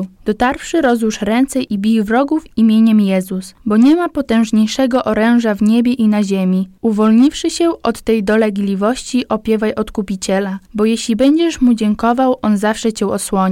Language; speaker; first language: Polish; native; Polish